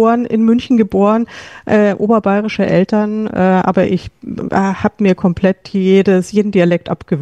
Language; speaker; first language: German; native; German